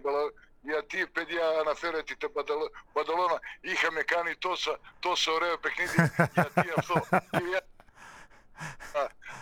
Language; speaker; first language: Greek; non-native, fluent; Serbian